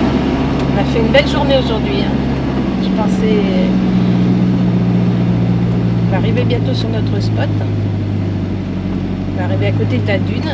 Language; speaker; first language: French; native; French